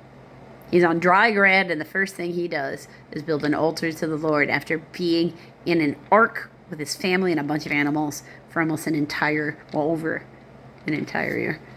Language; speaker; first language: English; native; English